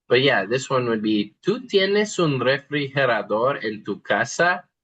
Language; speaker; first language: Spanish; non-native, fluent; English